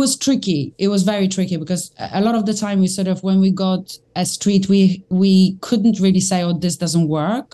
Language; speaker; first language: English; native; English